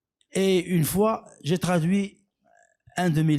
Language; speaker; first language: French; non-native, local second language; Arabic